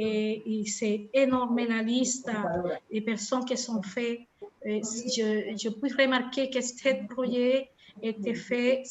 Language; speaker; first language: French; non-native, fluent; Spanish